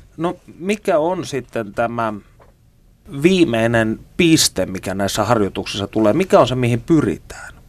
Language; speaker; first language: Finnish; native; Finnish